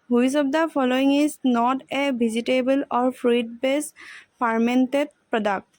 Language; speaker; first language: English; non-native, local second language; Assamese